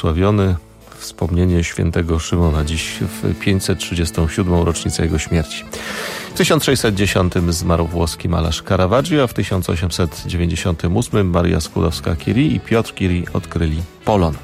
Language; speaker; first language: Polish; native; Polish